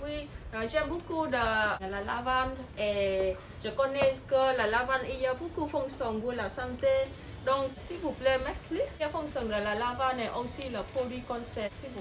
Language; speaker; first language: French; non-native, learner; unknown